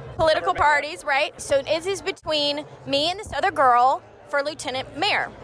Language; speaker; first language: English; native; English